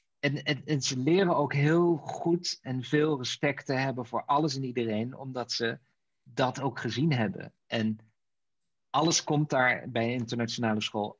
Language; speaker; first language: Dutch; native; Dutch